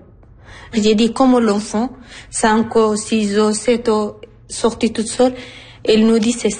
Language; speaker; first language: French; non-native, learner; Arabic